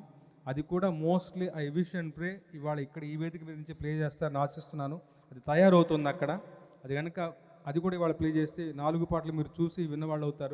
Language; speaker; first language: Telugu; native; Telugu